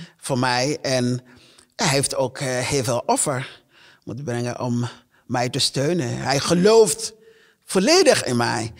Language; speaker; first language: Dutch; non-native, fluent; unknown